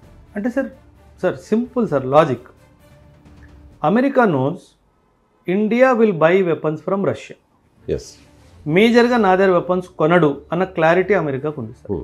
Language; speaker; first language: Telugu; non-native, local second language; Punjabi